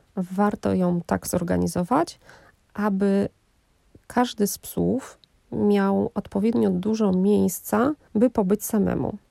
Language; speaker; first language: Polish; native; Polish